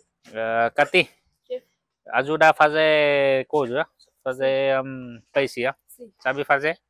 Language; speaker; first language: Portuguese; non-native, learner; Vietnamese